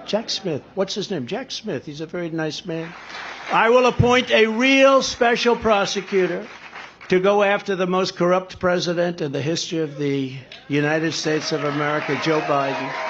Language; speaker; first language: English; native; English